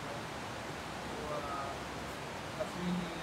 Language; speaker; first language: English; non-native, local second language; Filipino